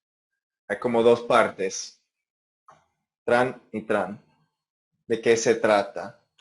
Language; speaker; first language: Spanish; non-native, fluent; English